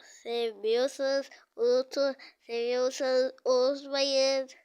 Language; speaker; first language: Turkish; early bilingual, other home language; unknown